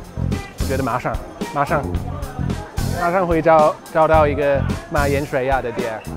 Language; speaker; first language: Chinese; non-native, fluent; English